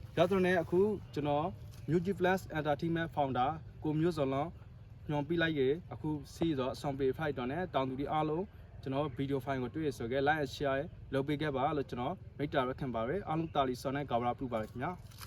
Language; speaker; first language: Burmese; native; Burmese